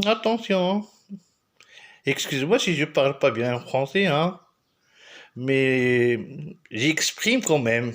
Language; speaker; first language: French; non-native, local second language; Arabic